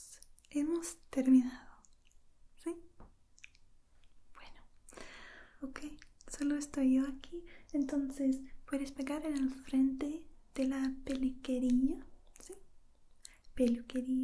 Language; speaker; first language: Spanish; non-native, learner; English